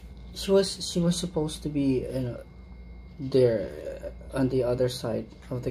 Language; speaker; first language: English; non-native, local second language; Filipino